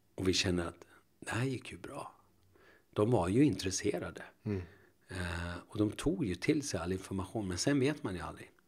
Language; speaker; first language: Swedish; early bilingual, other home language; Turoyo